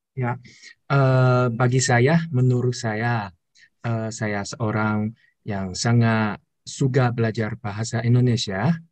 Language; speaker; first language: Indonesian; non-native, learner; Chinese